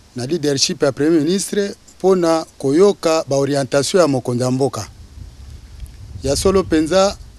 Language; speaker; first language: Lingala; native; Lingala